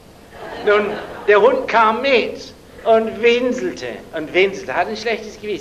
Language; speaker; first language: German; non-native, fluent; English